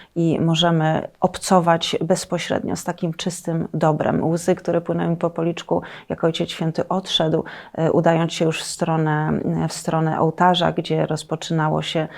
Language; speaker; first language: Polish; native; Polish